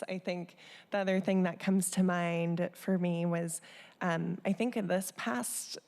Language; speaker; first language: English; native; English